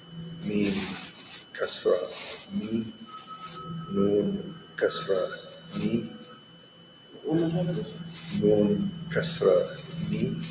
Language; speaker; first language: Arabic; non-native, learner; English